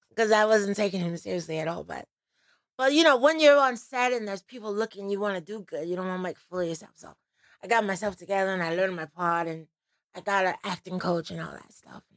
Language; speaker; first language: English; native; English